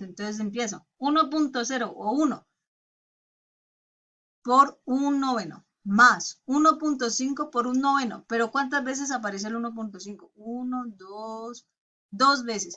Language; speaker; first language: Spanish; native; Spanish